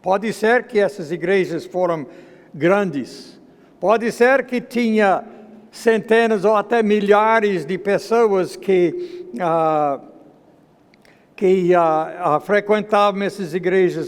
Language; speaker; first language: Portuguese; non-native, fluent; English